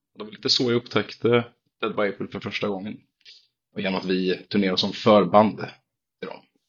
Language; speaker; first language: Swedish; native; Swedish